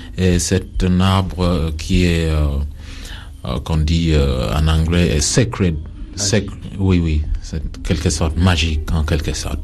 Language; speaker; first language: French; non-native, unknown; Acoli